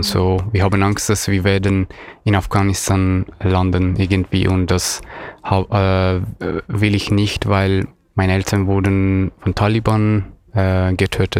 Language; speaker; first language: German; non-native, learner; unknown